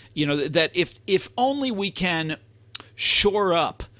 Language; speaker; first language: English; native; English